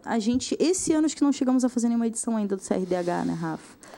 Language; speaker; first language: Portuguese; native; Portuguese